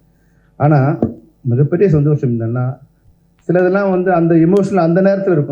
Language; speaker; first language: Tamil; native; Tamil